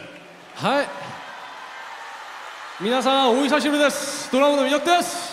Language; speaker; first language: Japanese; non-native, fluent; Korean